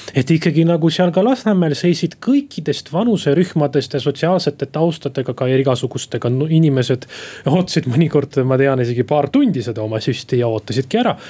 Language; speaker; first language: Estonian; non-native, local second language; Russian